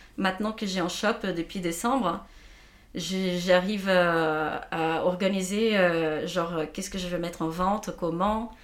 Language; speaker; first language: French; non-native, fluent; Portuguese